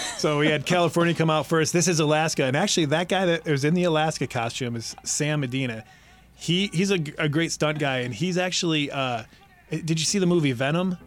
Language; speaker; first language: English; native; English